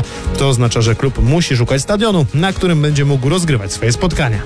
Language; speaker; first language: Polish; native; Polish